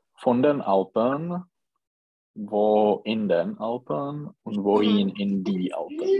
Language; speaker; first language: German; non-native, learner; Czech